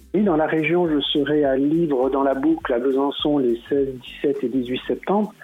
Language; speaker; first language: French; native; French